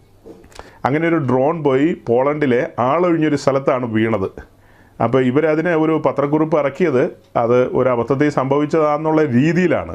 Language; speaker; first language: Malayalam; native; Malayalam